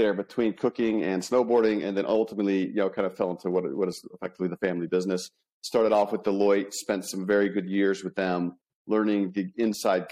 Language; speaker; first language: English; native; English